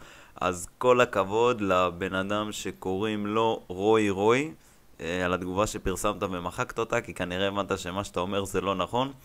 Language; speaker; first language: Hebrew; native; Hebrew